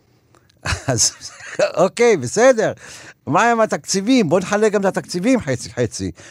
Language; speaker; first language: Hebrew; early bilingual, other home language; Arabic